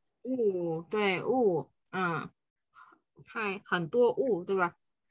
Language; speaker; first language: Chinese; non-native, fluent; Vietnamese